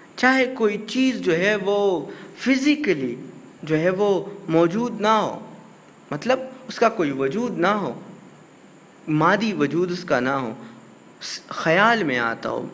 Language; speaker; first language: Urdu; non-native, local second language; Pashto